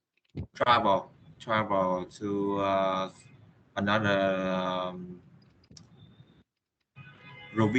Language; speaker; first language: English; non-native, learner; Vietnamese